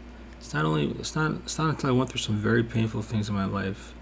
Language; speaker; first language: English; native; English